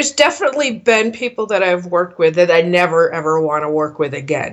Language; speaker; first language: English; native; English